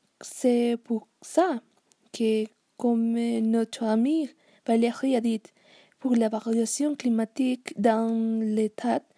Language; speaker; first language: French; non-native, learner; Spanish